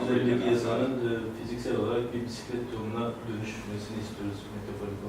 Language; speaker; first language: Turkish; native; Turkish